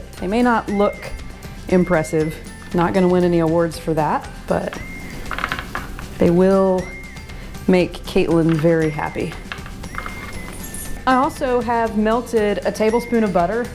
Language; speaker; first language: English; native; English